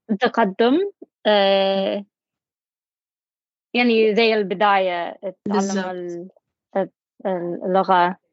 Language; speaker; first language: Arabic; non-native, learner; English